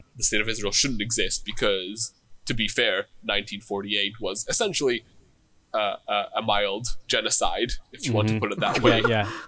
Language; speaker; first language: English; non-native, fluent; Hebrew